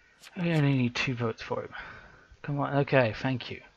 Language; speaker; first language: English; native; English